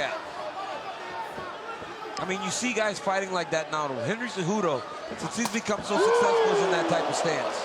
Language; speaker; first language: English; native; English